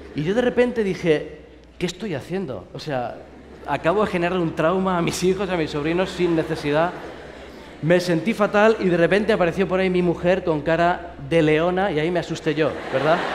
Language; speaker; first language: Spanish; native; Spanish